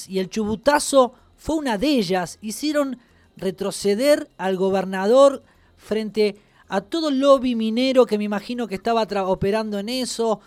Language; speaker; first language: Spanish; native; Spanish